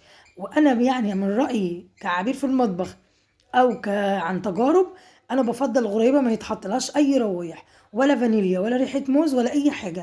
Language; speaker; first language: Arabic; native; Arabic